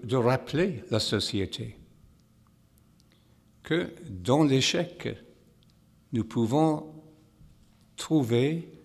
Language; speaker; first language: French; non-native, fluent; English